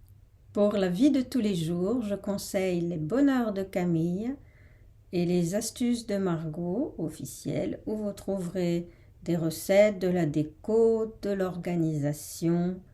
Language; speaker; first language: French; non-native, fluent; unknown